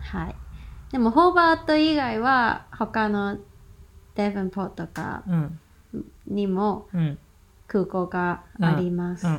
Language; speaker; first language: Japanese; non-native, fluent; Cantonese